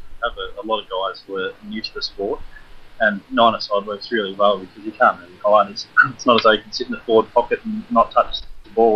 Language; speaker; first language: English; native; English